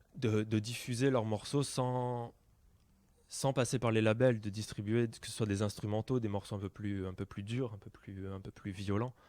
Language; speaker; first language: French; native; French